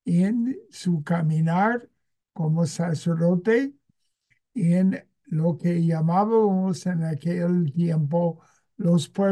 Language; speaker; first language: Spanish; non-native, fluent; English